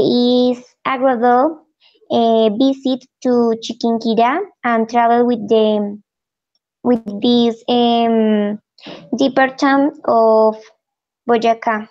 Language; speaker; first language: English; non-native, learner; Spanish